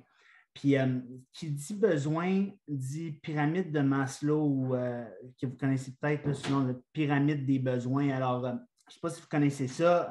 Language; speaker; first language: French; native; French